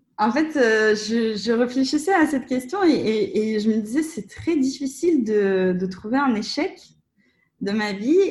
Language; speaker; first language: French; non-native, fluent; Russian